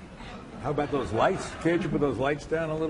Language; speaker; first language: English; native; English